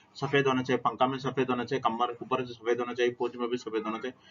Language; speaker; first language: Hindi; non-native, local second language; Telugu